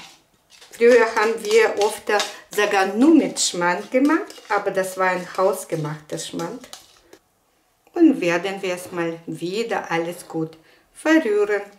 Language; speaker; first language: German; non-native, fluent; Russian